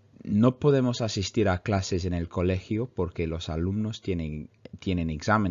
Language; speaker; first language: Spanish; non-native, fluent; English